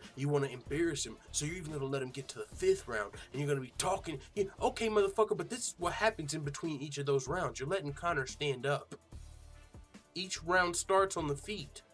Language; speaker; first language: English; native; English